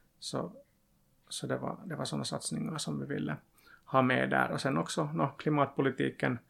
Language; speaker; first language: Swedish; non-native, local second language; Finnish